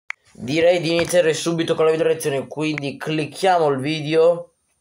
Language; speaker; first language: Italian; native; Italian